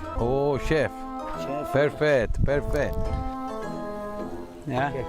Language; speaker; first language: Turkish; non-native, learner; Italian